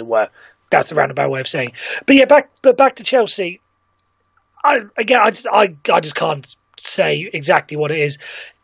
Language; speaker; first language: English; native; English